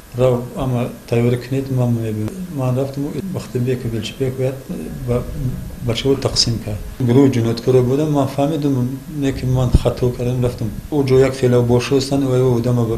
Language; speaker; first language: Tajik; non-native, local second language; Shughni